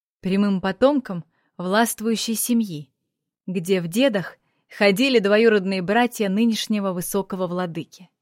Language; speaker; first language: Russian; native; Russian